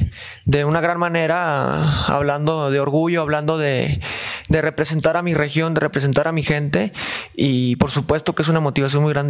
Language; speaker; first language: Spanish; native; Spanish